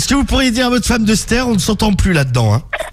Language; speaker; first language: French; native; French